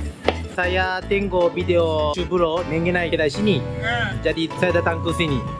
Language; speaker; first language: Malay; non-native, learner; Japanese